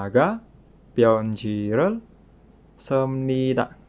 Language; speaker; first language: Korean; non-native, fluent; Indonesian